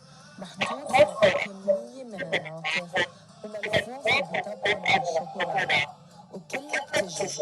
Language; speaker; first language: Arabic; early bilingual, heritage; Arabic